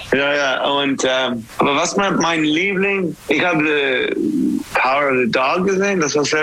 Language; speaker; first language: German; non-native, learner; English